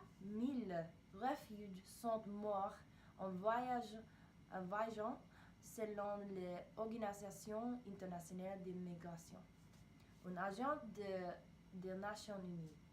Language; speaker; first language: French; non-native, learner; English